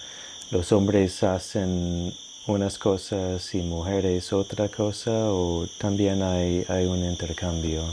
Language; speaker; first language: Spanish; non-native, learner; English